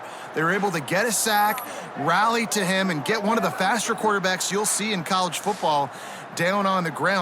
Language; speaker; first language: English; native; English